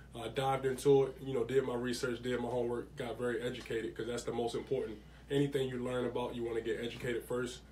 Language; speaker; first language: English; native; English